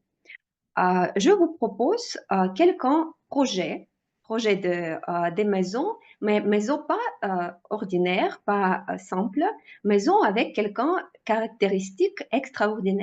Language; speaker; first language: French; non-native, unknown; Russian